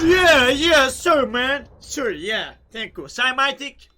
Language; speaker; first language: English; non-native, learner; Turkish